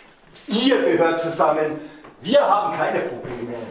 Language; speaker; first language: German; native; German